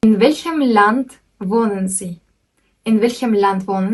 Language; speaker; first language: German; non-native, fluent; Kyrgyz